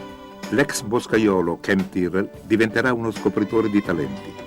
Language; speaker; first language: Italian; native; Italian